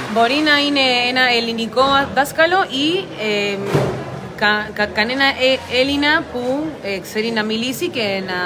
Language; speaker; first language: Greek; early bilingual, heritage; Greek